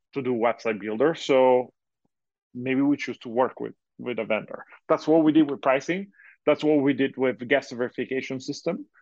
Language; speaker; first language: English; non-native, fluent; Italian